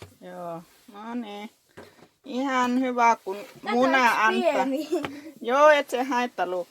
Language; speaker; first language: Finnish; non-native, learner; Thai